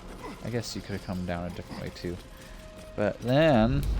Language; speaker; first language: English; native; English